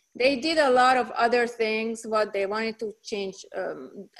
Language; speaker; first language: English; non-native, fluent; Hungarian